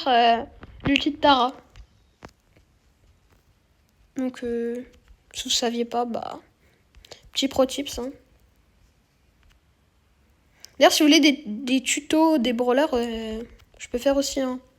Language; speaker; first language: French; native; French